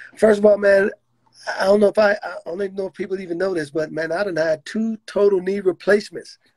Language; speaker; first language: English; native; English